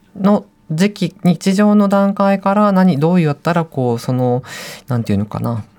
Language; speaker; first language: Japanese; native; Japanese